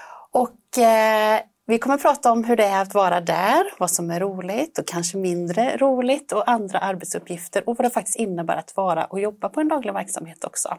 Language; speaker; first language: Swedish; native; Swedish